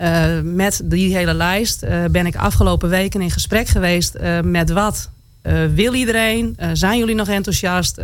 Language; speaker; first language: Dutch; native; Dutch